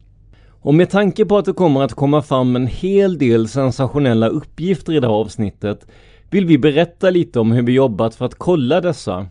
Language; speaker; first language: Swedish; native; Swedish